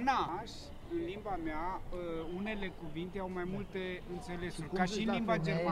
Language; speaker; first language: Romanian; non-native, local second language; Romany